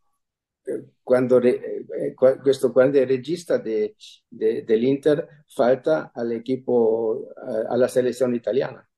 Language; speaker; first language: Spanish; non-native, fluent; German